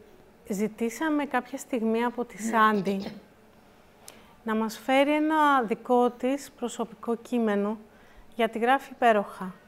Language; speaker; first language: Greek; native; Greek